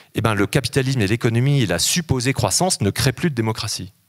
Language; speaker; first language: French; native; French